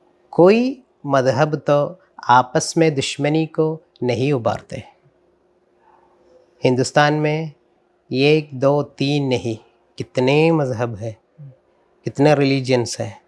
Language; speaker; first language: Hindi; non-native, local second language; Malayalam